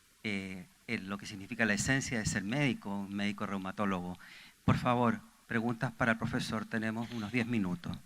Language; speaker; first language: Spanish; native; Spanish